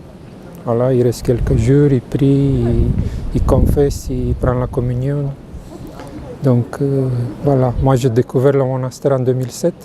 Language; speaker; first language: French; non-native, fluent; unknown